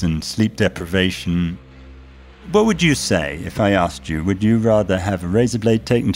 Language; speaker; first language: English; native; English